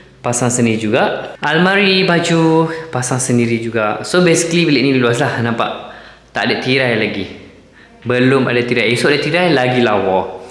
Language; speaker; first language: Malay; native; Malay